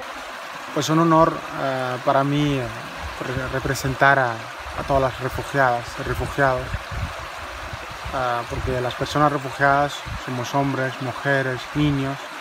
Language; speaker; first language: Spanish; non-native, fluent; Arabic